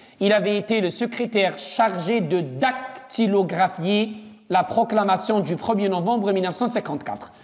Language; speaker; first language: French; non-native, local second language; Arabic